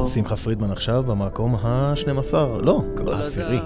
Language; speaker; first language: Hebrew; native; Hebrew